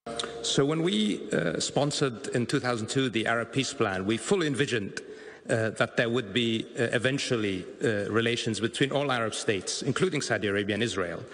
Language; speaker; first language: English; non-native, fluent; Arabic